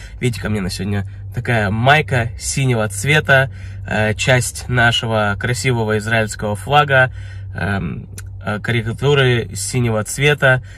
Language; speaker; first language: Russian; early bilingual, heritage; Russian